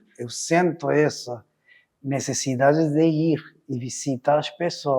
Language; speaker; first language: Portuguese; non-native, fluent; Spanish